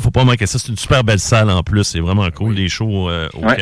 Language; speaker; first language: French; native; French